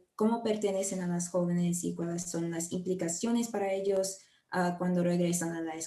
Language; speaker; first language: Spanish; non-native, learner; English